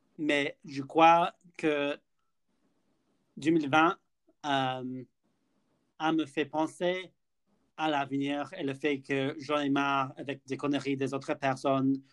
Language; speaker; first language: French; non-native, learner; English